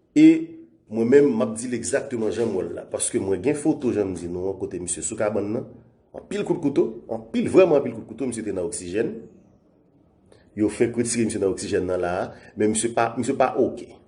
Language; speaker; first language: French; non-native, learner; Haitian Creole